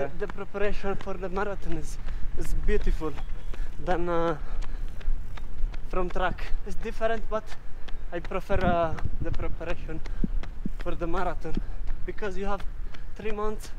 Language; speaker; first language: English; non-native, learner; Italian